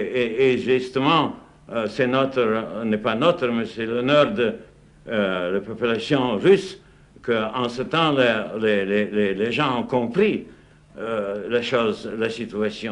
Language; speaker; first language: French; non-native, fluent; Russian